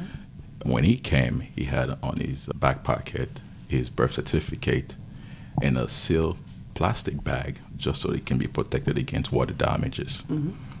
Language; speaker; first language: English; non-native, fluent; Haitian Creole